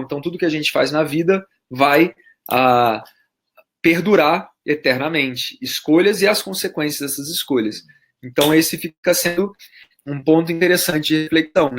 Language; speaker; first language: Portuguese; native; Portuguese